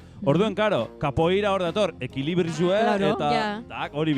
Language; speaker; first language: Basque; native; Basque